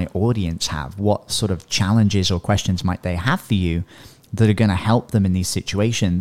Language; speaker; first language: English; native; English